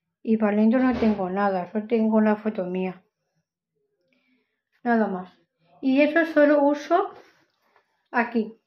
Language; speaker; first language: Spanish; non-native, local second language; Catalan